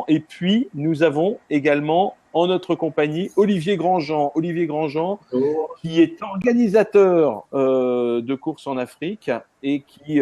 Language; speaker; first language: French; native; French